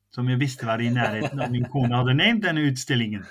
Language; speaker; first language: Norwegian; non-native, fluent; Dutch